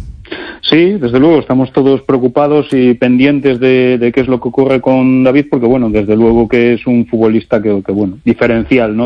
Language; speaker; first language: Spanish; native; Spanish